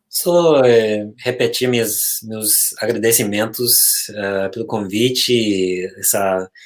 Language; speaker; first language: Portuguese; non-native, fluent; English